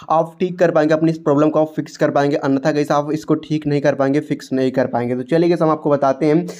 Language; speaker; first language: Hindi; native; Hindi